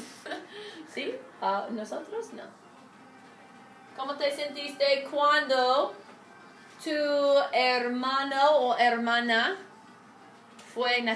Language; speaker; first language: Spanish; non-native, learner; English